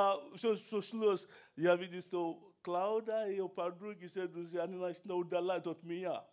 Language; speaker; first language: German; non-native, learner; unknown